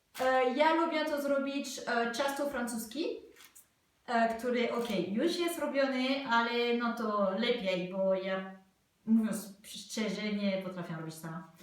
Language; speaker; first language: Polish; non-native, learner; French